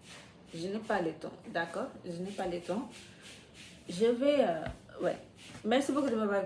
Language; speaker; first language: French; non-native, learner; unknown